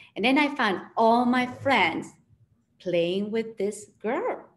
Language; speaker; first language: English; early bilingual, other home language; Spanish